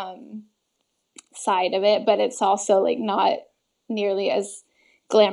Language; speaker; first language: English; native; English